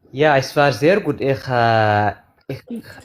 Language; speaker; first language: German; non-native, learner; Amharic